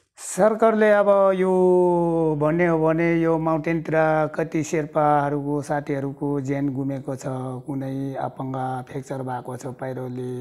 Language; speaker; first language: Nepali; non-native, local second language; Sherpa